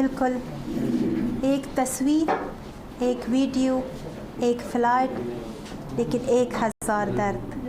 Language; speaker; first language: Hindi; non-native, fluent; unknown